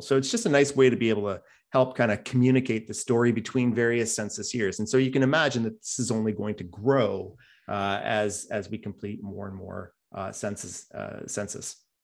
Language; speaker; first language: English; native; English